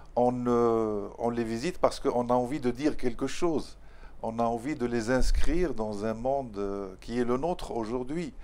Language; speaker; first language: French; non-native, local second language; Arabic